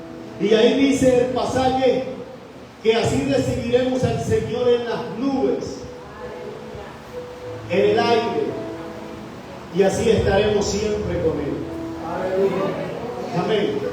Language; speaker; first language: Spanish; native; Spanish